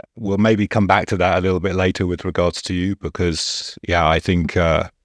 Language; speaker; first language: English; native; English